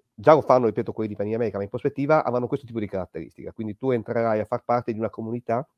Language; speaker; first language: Italian; native; Italian